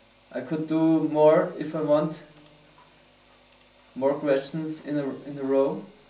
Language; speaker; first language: English; non-native, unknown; German